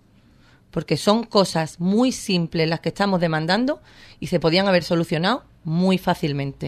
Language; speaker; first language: Spanish; native; Spanish